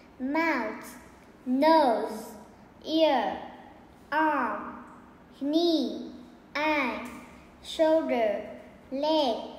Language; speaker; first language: English; non-native, learner; Vietnamese